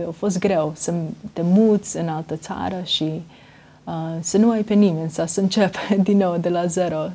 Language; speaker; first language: Romanian; early bilingual, heritage; Romanian